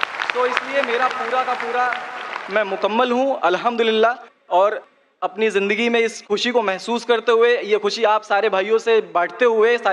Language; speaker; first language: Hindi; native; Hindi